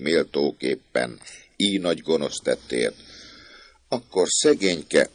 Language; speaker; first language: Hungarian; native; Hungarian